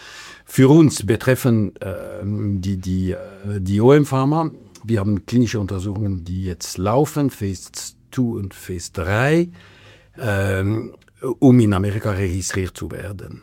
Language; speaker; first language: German; non-native, local second language; French